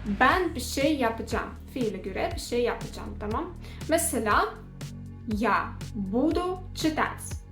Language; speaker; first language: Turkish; non-native, fluent; Russian